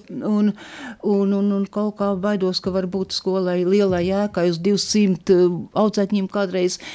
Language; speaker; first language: Latvian; native; Latvian